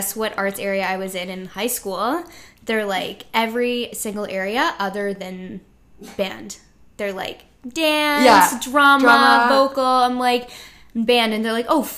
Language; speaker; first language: English; native; English